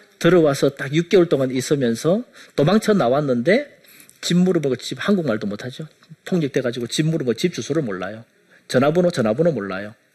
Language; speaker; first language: Korean; native; Korean